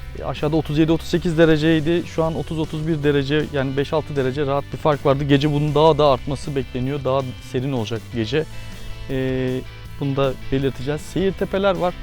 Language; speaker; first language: Turkish; native; Turkish